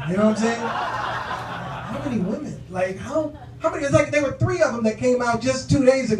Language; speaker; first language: English; native; English